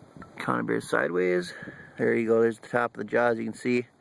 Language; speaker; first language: English; native; English